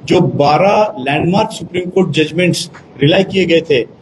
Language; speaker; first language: Hindi; non-native, local second language; Marathi